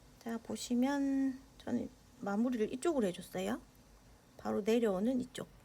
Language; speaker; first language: Korean; native; Korean